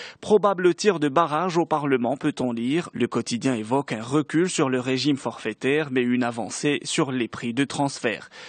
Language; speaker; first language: French; non-native, local second language; Arabic